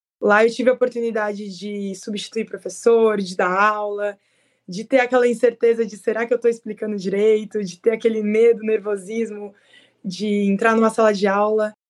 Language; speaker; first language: Portuguese; native; Portuguese